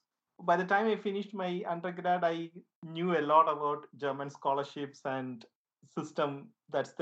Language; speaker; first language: English; non-native, local second language; Malayalam